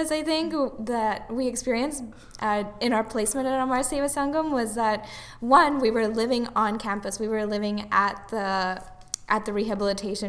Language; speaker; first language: English; non-native, local second language; Tamil